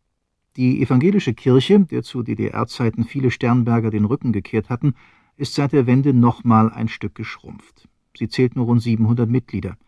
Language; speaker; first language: German; native; German